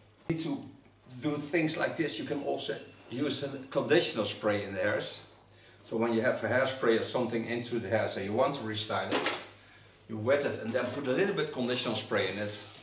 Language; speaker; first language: English; non-native, fluent; Dutch